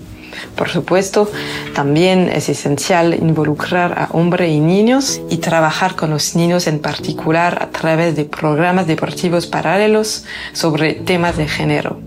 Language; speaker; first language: Spanish; native; Spanish